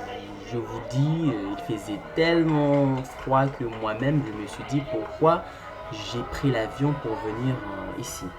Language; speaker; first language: French; non-native, local second language; Comorian